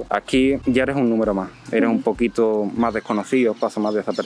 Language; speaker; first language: Spanish; native; Spanish